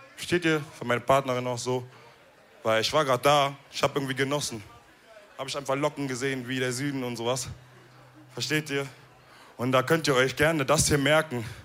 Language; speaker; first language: German; early bilingual, other home language; Wolof